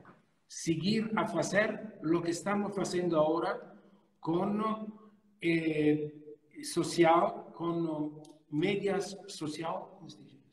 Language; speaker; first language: Portuguese; non-native, learner; Italian